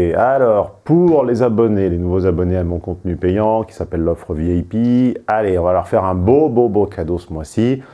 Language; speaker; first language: French; native; French